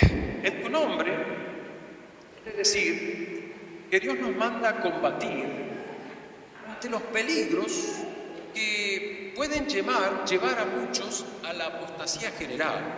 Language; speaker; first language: Spanish; native; Spanish